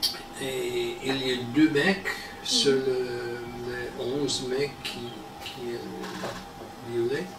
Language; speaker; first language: French; non-native, learner; English